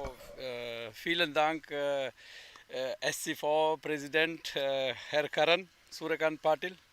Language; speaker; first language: German; non-native, fluent; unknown